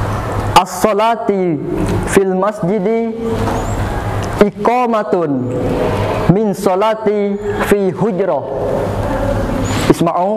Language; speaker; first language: Arabic; non-native, learner; Indonesian